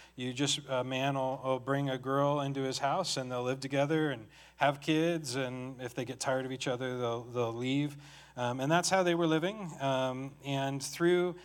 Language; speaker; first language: English; native; English